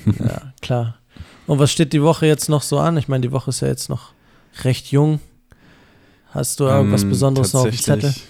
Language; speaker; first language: German; native; German